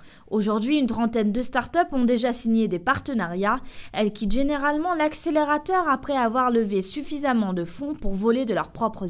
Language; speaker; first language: French; native; French